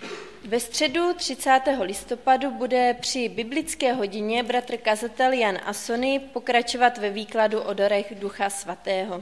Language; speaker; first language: Czech; native; Czech